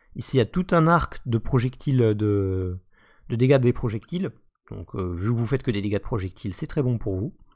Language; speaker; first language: French; native; French